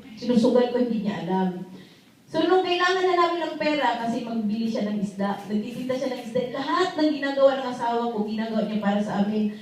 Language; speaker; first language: Filipino; non-native, local second language; Cebuano